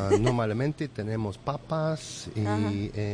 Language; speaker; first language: Spanish; non-native, learner; English